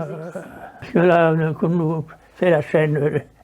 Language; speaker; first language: French; native; French